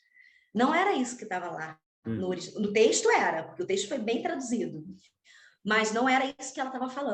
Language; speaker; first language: Portuguese; native; Portuguese